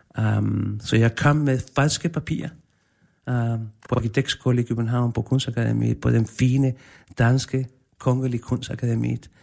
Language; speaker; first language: Danish; non-native, fluent; Spanish